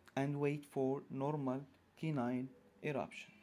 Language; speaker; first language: English; non-native, fluent; Arabic